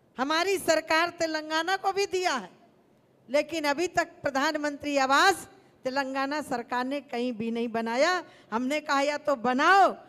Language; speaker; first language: Hindi; native; Hindi